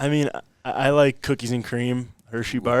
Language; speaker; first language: English; native; English